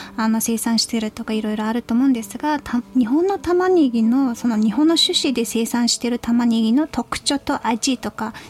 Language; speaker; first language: Japanese; non-native, fluent; Mongolian